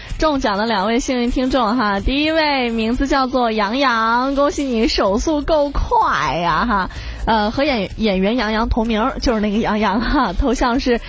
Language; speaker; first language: Chinese; native; Chinese